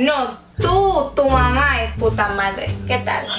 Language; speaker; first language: Spanish; non-native, learner; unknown